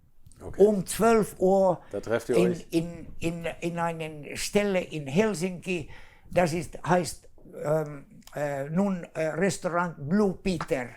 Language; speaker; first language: German; non-native, fluent; Finnish